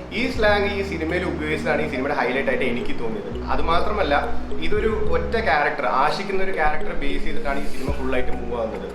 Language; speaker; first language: Malayalam; non-native, local second language; Tamil